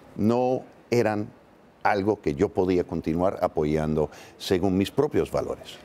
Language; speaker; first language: Spanish; non-native, fluent; English